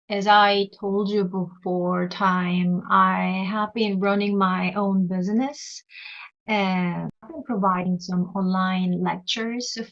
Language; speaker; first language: English; non-native, learner; Korean